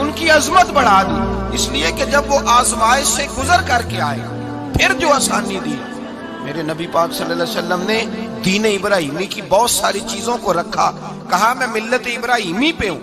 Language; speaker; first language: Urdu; non-native, local second language; Punjabi